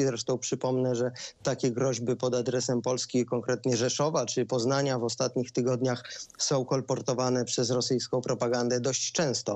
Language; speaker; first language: Polish; native; Polish